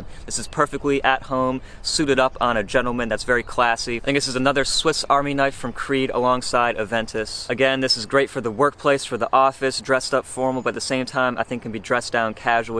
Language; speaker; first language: English; native; English